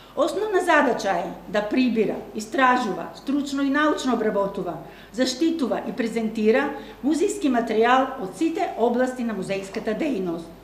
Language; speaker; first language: Macedonian; native; Macedonian